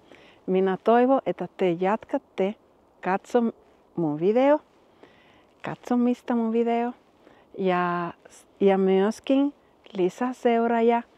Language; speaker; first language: Finnish; non-native, learner; Spanish